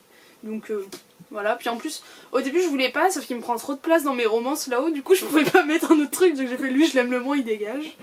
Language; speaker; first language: French; native; French